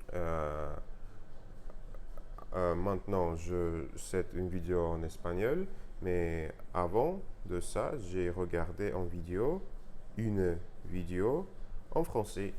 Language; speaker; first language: French; non-native, learner; Russian